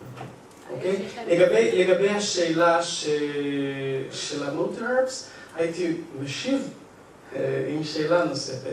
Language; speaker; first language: Hebrew; non-native, fluent; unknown